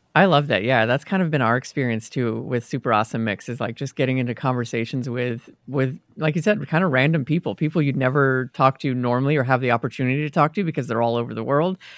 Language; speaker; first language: English; native; English